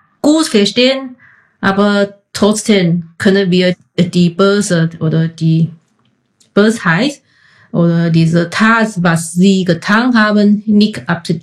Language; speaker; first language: German; non-native, fluent; Chinese